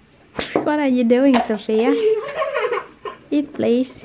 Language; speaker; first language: English; non-native, learner; Vietnamese